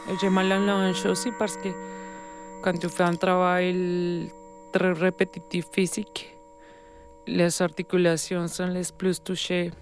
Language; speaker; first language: French; non-native, learner; Spanish